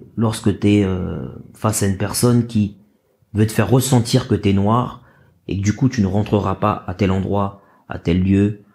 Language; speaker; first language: French; native; French